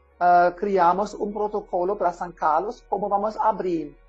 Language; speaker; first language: Portuguese; non-native, learner; German